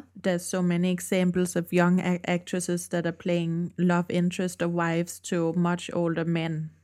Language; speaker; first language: English; non-native, fluent; Danish